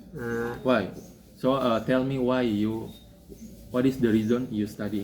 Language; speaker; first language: English; non-native, learner; Indonesian